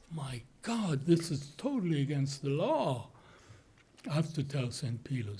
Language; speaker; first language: English; non-native, fluent; German